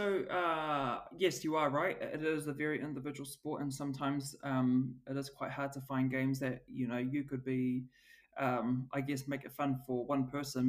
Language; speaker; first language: English; native; English